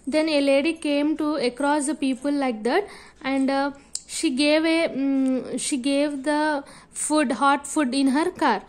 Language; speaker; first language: English; non-native, local second language; Telugu